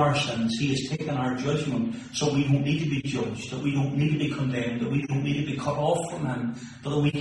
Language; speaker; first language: English; native; English